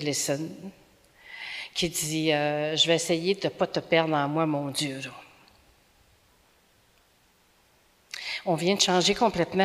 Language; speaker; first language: French; native; French